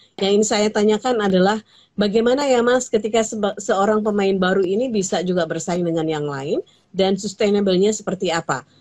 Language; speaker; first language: Indonesian; native; Indonesian